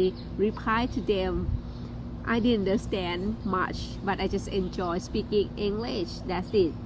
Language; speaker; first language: English; non-native, learner; Thai